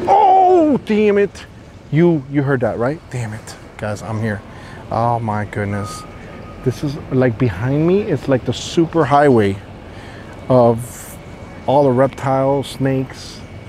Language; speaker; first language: English; early bilingual, other home language; Spanish